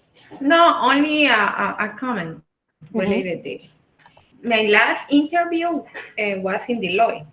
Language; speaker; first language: English; non-native, learner; Spanish